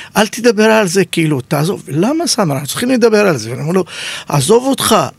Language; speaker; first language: Hebrew; non-native, local second language; Arabic